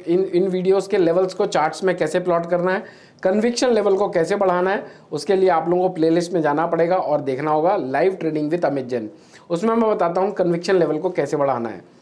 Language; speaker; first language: Hindi; native; Hindi